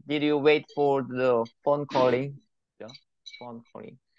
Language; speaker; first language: English; non-native, learner; Korean